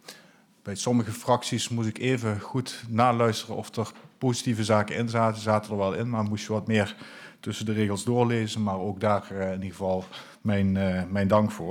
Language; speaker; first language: Dutch; native; Dutch